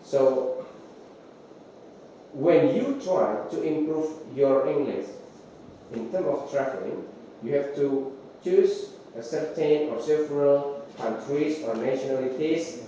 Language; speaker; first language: English; non-native, fluent; Indonesian